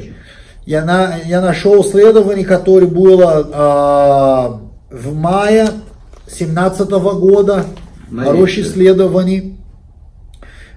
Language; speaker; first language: Russian; non-native, fluent; Portuguese